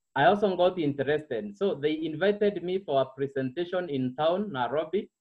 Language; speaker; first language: English; non-native, local second language; Meru